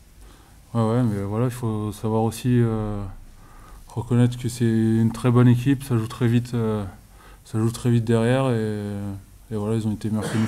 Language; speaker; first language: French; native; French